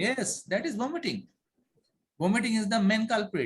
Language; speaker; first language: English; non-native, local second language; Bangla